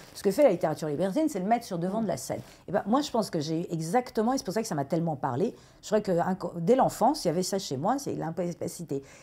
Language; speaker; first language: French; early bilingual, other home language; Persian